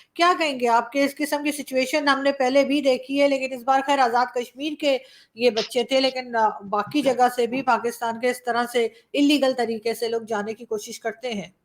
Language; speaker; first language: Urdu; native; Urdu